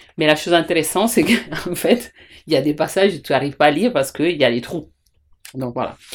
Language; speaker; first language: French; non-native, fluent; Italian